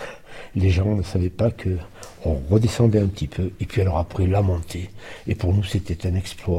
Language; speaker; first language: French; native; French